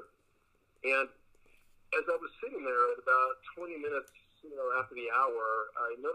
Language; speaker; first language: English; early bilingual, other home language; Spanish